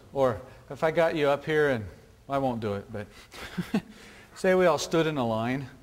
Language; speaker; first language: English; native; English